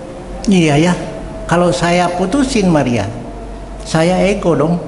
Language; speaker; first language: Indonesian; native; Indonesian